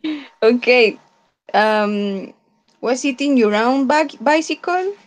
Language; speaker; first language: English; non-native, fluent; Spanish